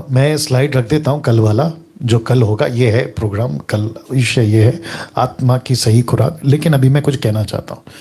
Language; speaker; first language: Hindi; native; Hindi